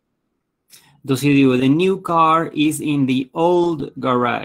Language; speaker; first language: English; non-native, fluent; Spanish